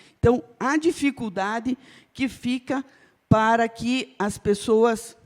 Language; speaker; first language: Portuguese; non-native, local second language; Ukrainian